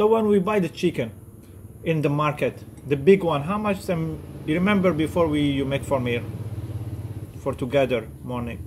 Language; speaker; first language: English; non-native, learner; French